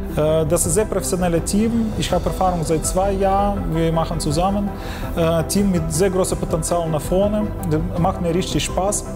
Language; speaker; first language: German; non-native, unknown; Ukrainian